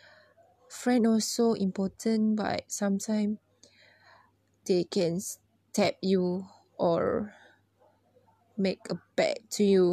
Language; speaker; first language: English; non-native, learner; Malay